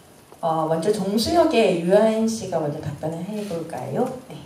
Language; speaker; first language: Korean; native; Korean